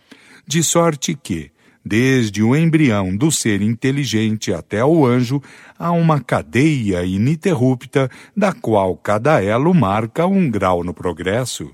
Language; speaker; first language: Portuguese; native; Portuguese